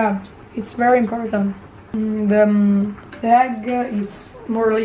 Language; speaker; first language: English; non-native, learner; Italian